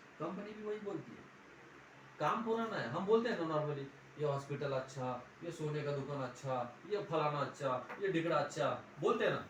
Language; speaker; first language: Hindi; non-native, local second language; Marathi